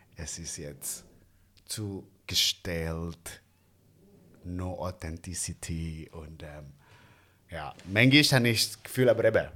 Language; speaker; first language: German; non-native, fluent; Indonesian